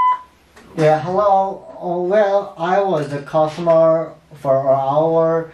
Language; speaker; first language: English; non-native, learner; Korean